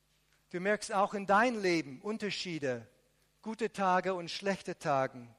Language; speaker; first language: German; non-native, fluent; Arabic